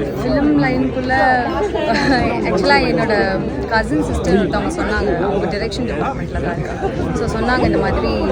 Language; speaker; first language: Tamil; non-native, local second language; Malayalam